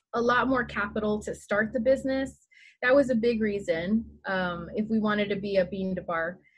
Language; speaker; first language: English; native; English